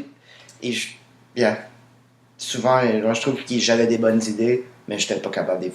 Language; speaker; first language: French; native; French